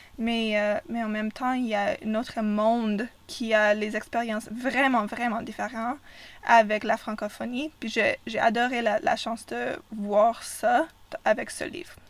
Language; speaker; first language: French; non-native, fluent; English